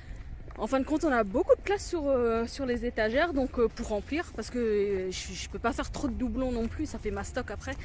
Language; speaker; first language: French; native; French